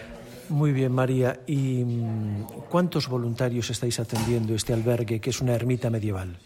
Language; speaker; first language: Spanish; native; Spanish